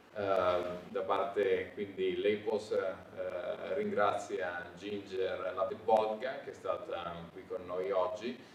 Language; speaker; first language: Italian; native; Italian